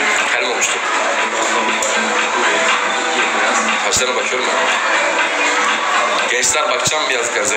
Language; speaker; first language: Turkish; native; Turkish